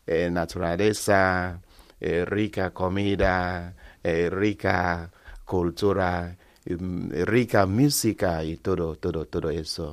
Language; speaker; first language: Spanish; non-native, learner; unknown